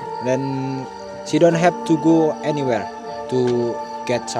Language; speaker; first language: English; non-native, learner; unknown